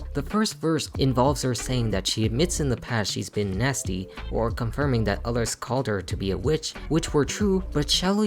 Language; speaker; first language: English; native; English